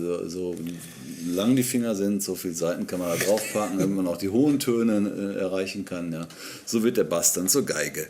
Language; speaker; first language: German; native; German